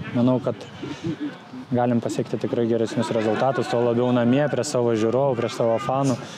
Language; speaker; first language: Lithuanian; native; Lithuanian